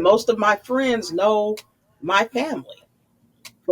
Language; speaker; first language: English; native; English